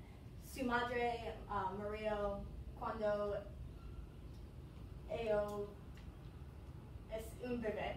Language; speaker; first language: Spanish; non-native, learner; English